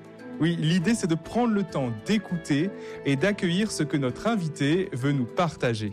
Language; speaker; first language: French; native; French